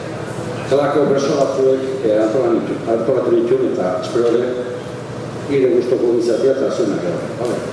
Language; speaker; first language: Basque; native; Basque